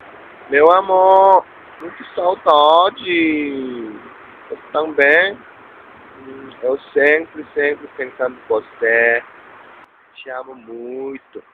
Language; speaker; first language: Portuguese; non-native, learner; Korean